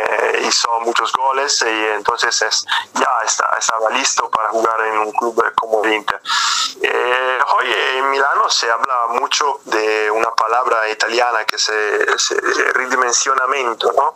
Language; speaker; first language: Spanish; non-native, fluent; Italian